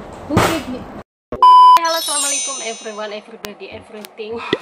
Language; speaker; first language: English; non-native, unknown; Indonesian